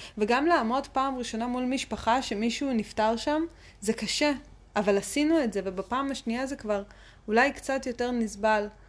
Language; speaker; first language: Hebrew; early bilingual, other home language; Russian